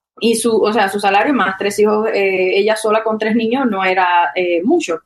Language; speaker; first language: Spanish; native; Spanish